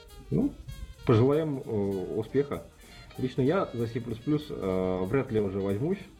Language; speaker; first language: Russian; native; Russian